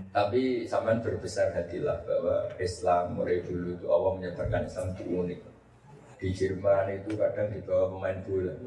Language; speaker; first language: Indonesian; non-native, local second language; Javanese